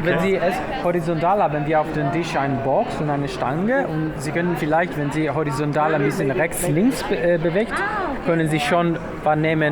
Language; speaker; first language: German; non-native, fluent; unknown